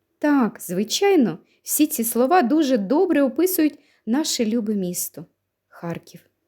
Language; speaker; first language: Ukrainian; native; Ukrainian